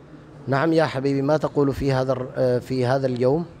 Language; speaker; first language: Arabic; non-native, fluent; Urdu